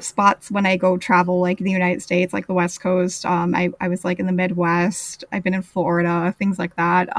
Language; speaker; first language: English; native; English